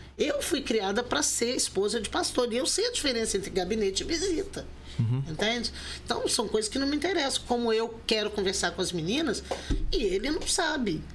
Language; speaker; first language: Portuguese; native; Portuguese